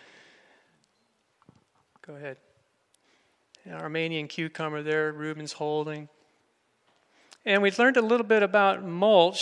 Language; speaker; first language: English; native; English